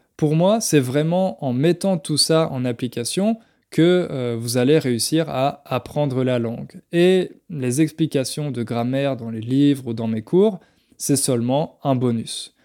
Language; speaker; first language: French; native; French